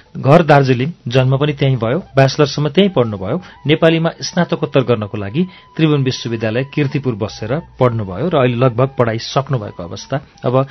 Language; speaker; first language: Nepali; native; Nepali